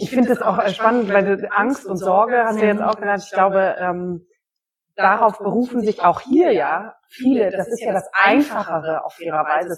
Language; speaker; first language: German; native; German